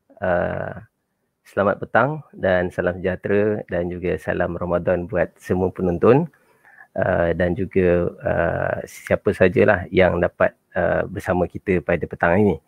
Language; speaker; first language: Malay; native; Malay